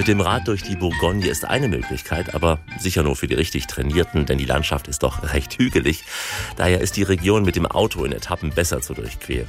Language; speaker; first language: German; native; German